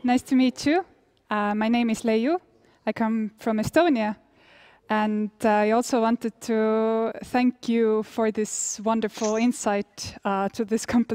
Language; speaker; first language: English; non-native, fluent; Estonian